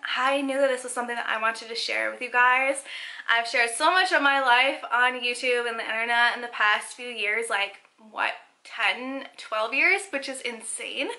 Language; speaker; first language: English; native; English